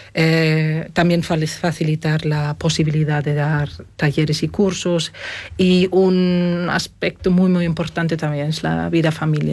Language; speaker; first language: Spanish; non-native, fluent; German